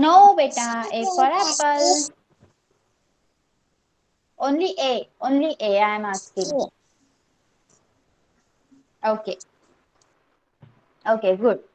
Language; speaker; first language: English; non-native, local second language; Marathi